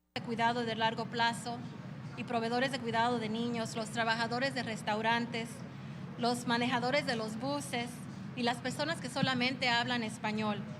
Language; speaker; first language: Spanish; early bilingual, other home language; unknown